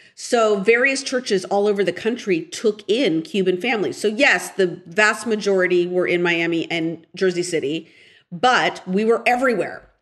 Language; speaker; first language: English; early bilingual, other home language; Spanish